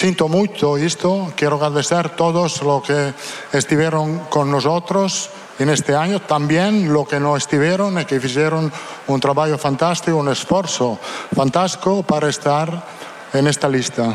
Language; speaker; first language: Portuguese; non-native, fluent; Italian